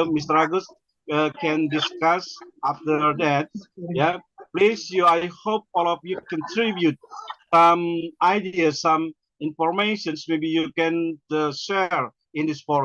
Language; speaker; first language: English; non-native, learner; Indonesian